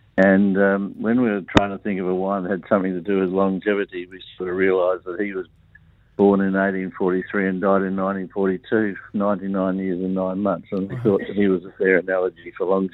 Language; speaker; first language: English; native; English